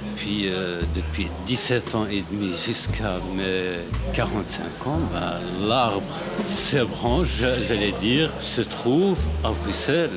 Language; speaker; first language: French; non-native, local second language; Arabic